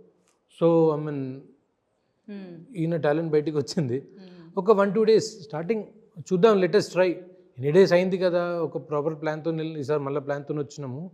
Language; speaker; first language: Telugu; native; Telugu